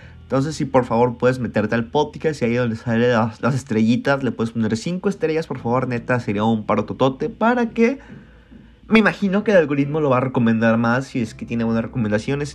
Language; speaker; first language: Spanish; native; Spanish